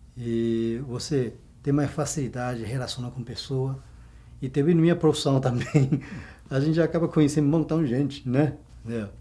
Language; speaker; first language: Portuguese; non-native, fluent; Chinese